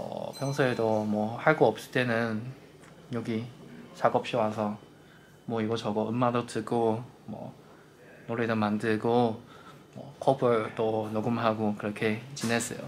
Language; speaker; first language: Korean; non-native, fluent; Chinese